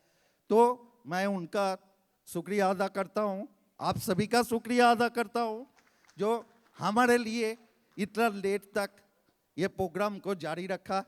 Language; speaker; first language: Hindi; native; Hindi